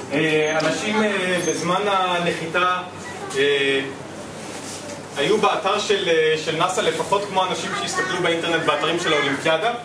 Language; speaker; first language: Hebrew; native; Hebrew